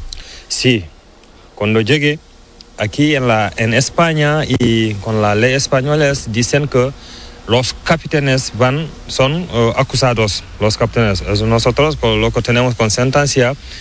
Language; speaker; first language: Spanish; non-native, learner; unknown